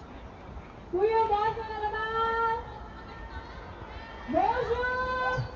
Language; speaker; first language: Dutch; non-native, learner; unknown